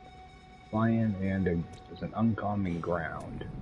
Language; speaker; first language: English; native; English